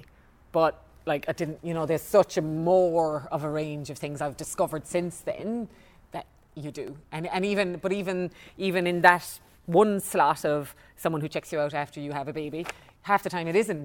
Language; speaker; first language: English; native; English